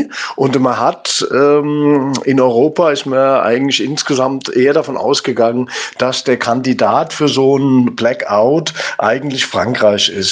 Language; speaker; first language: German; native; German